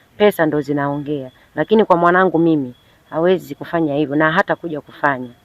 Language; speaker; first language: Swahili; native; Swahili